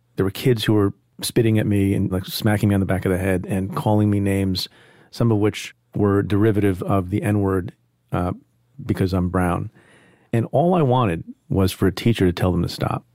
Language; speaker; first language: English; early bilingual, other home language; Hindi